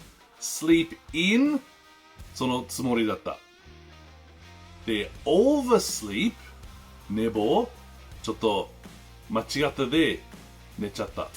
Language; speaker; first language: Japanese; non-native, learner; English